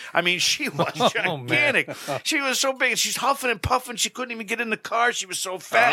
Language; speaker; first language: English; native; English